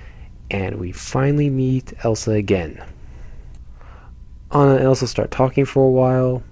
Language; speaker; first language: English; native; English